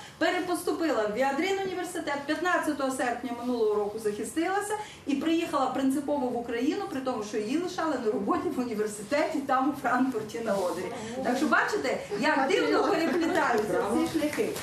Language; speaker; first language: Ukrainian; native; Ukrainian